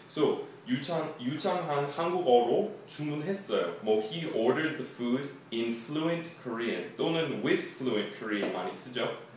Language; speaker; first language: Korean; non-native, fluent; English